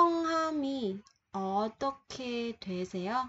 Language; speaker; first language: Korean; non-native, fluent; Vietnamese